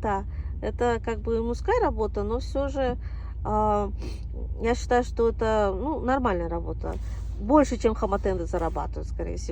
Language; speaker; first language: Russian; non-native, local second language; Tajik